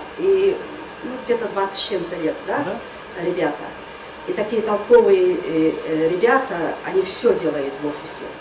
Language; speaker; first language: Russian; non-native, fluent; Mongolian